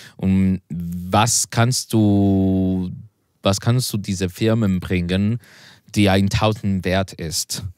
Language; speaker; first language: German; non-native, learner; Spanish